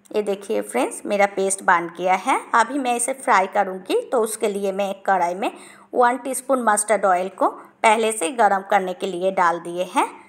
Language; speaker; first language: Hindi; non-native, local second language; Bangla